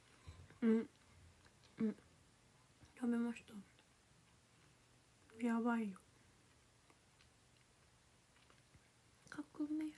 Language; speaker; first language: Japanese; native; Japanese